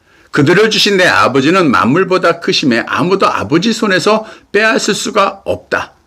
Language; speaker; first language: Korean; native; Korean